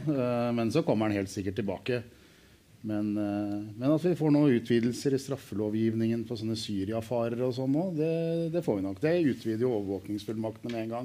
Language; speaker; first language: Norwegian; native; Norwegian